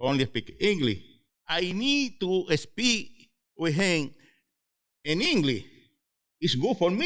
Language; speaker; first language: English; non-native, learner; Spanish